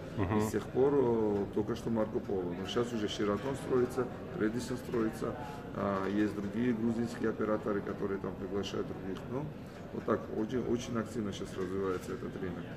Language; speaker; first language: Russian; non-native, fluent; Georgian